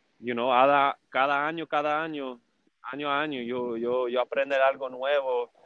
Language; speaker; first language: Spanish; early bilingual, heritage; English